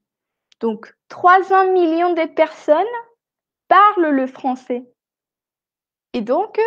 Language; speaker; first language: French; non-native, fluent; Spanish